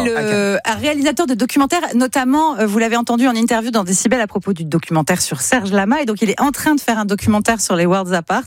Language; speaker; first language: French; native; French